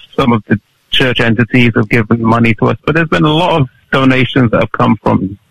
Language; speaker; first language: English; native; English